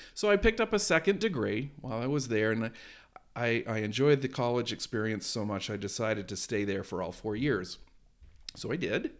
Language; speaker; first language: English; native; English